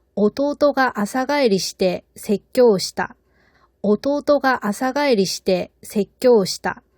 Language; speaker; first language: Japanese; non-native, fluent; Korean